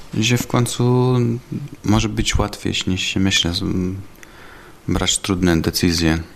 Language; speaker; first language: Polish; non-native, learner; Italian